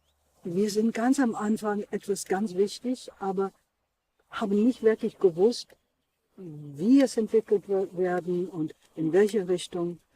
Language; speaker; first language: German; non-native, fluent; English